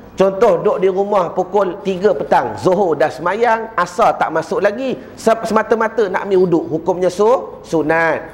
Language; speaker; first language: Malay; native; Malay